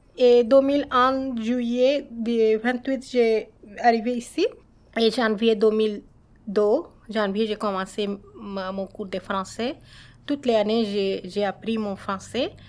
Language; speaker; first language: French; non-native, learner; Bangla